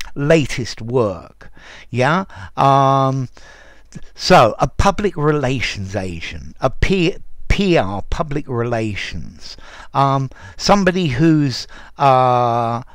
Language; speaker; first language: English; native; English